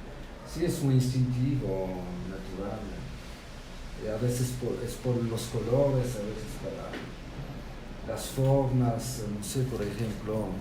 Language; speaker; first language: Spanish; non-native, fluent; French